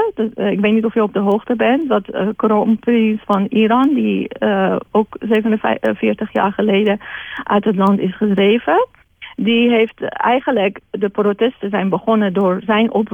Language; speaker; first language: Dutch; non-native, fluent; Persian